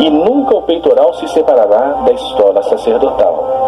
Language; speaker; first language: Portuguese; native; Portuguese